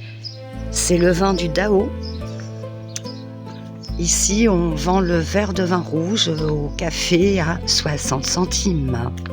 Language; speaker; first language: French; native; French